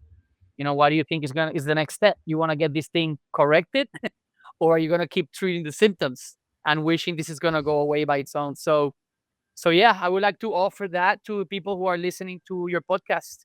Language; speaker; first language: English; non-native, local second language; Spanish